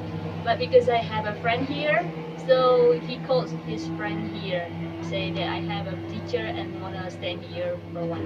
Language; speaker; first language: English; non-native, learner; Indonesian